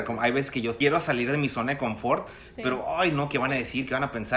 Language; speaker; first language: Spanish; native; Spanish